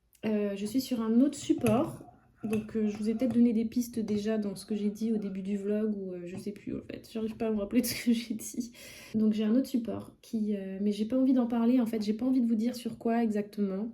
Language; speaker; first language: French; native; French